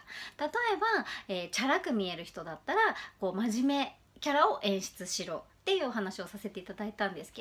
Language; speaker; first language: Japanese; native; Japanese